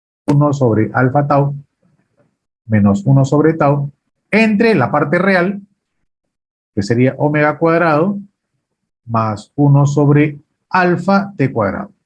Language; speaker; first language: Spanish; native; Spanish